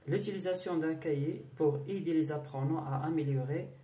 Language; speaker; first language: French; non-native, local second language; Arabic